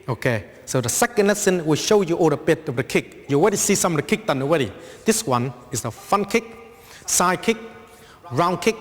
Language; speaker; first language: English; non-native, fluent; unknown